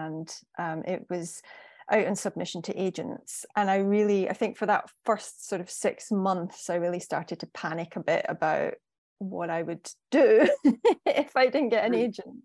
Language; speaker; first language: English; native; English